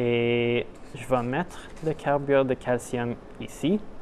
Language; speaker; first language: French; non-native, local second language; English